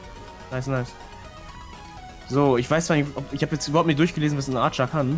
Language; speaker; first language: German; native; German